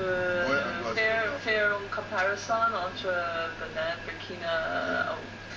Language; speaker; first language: French; non-native, fluent; English